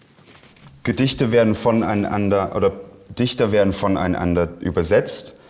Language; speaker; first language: German; non-native, fluent; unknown